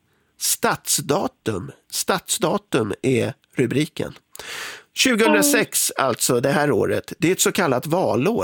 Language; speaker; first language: Swedish; native; Swedish